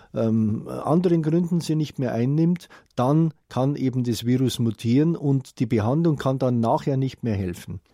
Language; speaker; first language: German; native; German